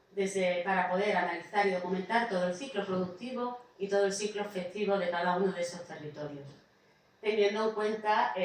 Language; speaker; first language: Spanish; native; Spanish